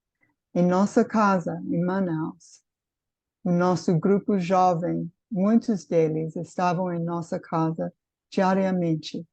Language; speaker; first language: Portuguese; non-native, fluent; English